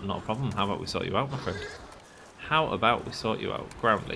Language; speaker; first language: English; native; English